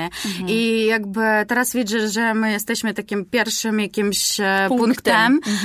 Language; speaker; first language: Polish; non-native, learner; Ukrainian